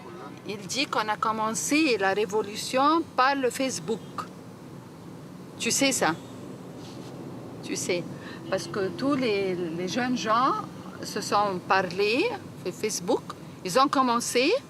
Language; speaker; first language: French; non-native, learner; Arabic